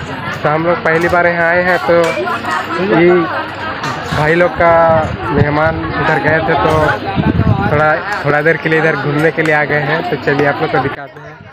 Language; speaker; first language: Hindi; non-native, local second language; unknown